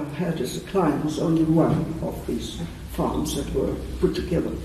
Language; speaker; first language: English; early bilingual, other home language; German